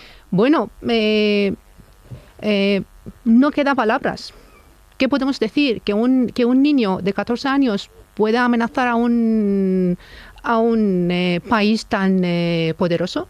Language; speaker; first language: Spanish; non-native, fluent; Persian